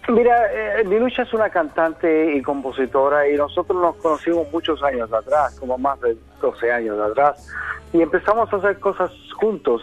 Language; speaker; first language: Spanish; native; Spanish